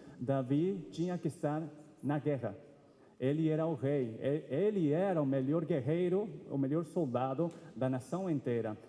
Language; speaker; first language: Portuguese; non-native, fluent; Spanish